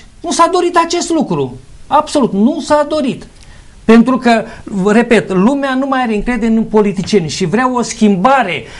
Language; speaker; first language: Romanian; native; Romanian